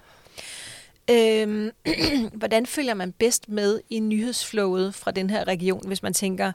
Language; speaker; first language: Danish; native; Danish